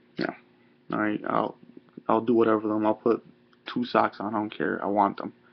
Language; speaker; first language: English; native; English